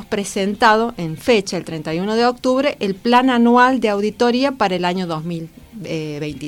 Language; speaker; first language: Spanish; native; Spanish